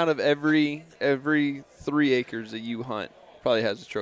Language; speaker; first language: English; native; English